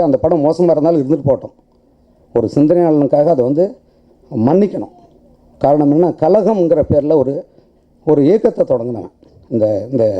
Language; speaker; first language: Tamil; native; Tamil